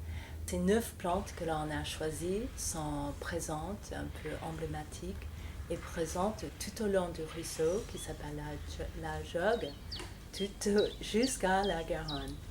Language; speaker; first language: French; non-native, fluent; English